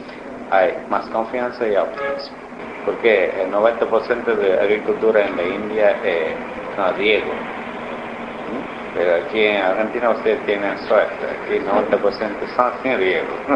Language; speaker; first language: Spanish; non-native, learner; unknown